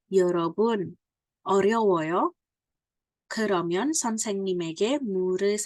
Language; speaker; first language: Korean; non-native, fluent; Indonesian